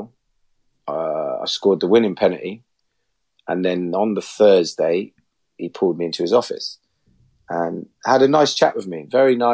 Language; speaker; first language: English; native; English